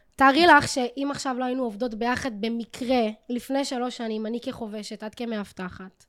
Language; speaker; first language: Hebrew; native; Hebrew